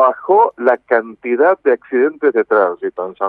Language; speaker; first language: Spanish; native; Spanish